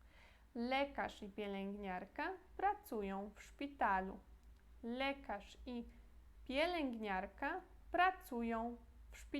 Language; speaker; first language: Polish; non-native, fluent; Portuguese